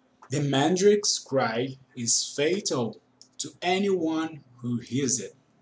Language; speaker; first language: English; non-native, fluent; Portuguese